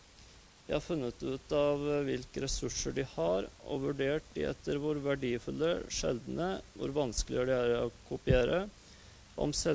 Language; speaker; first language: Norwegian; native; Norwegian